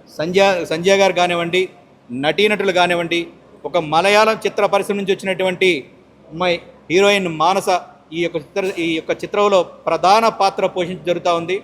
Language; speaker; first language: Telugu; native; Telugu